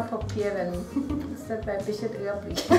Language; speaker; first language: German; non-native, learner; Thai